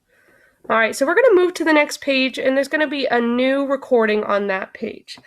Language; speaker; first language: English; native; English